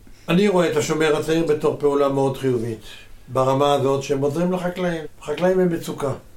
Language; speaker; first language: Hebrew; native; Hebrew